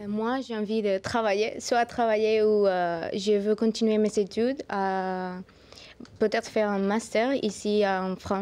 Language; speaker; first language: French; non-native, learner; Spanish